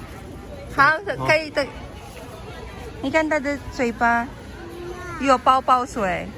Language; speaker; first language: Chinese; non-native, learner; Filipino